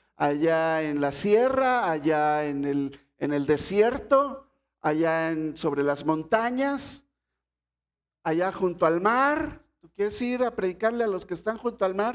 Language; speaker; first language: Spanish; native; Spanish